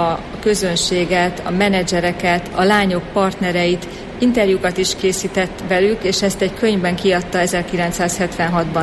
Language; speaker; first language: Hungarian; native; Hungarian